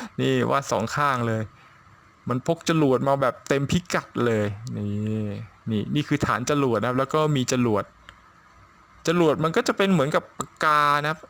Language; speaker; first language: Thai; native; Thai